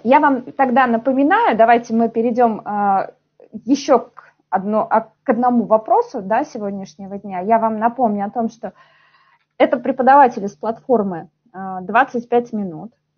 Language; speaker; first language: Russian; native; Russian